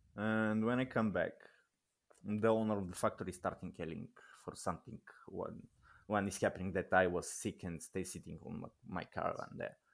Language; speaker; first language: English; non-native, learner; Bulgarian